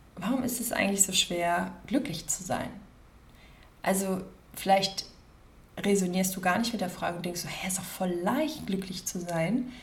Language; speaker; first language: German; native; German